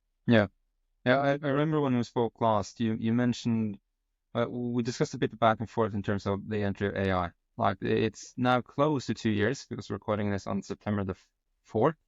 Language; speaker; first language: English; non-native, fluent; Norwegian